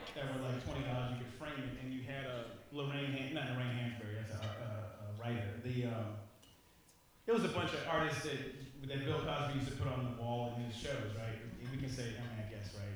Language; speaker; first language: English; native; English